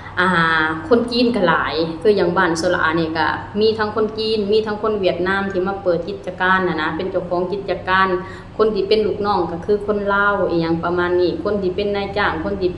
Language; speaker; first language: Thai; non-native, local second language; Lao